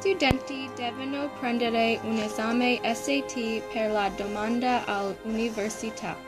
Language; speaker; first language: Italian; non-native, learner; English